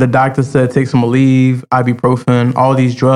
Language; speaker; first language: English; native; English